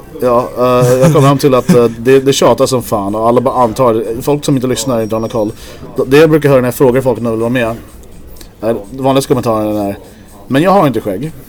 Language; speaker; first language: Swedish; native; Swedish